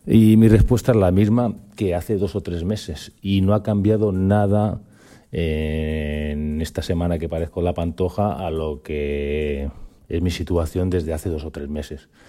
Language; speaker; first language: Spanish; native; Spanish